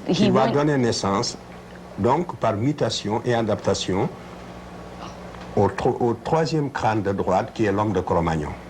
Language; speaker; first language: French; non-native, local second language; Wolof